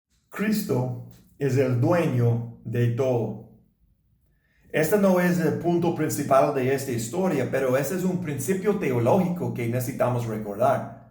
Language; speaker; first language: Spanish; non-native, learner; English